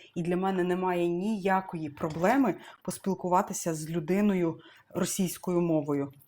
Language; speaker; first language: Ukrainian; non-native, local second language; Russian